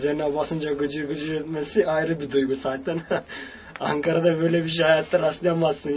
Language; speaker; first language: Turkish; native; Turkish